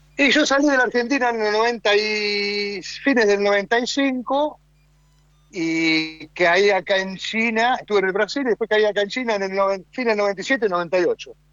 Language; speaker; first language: Spanish; native; Spanish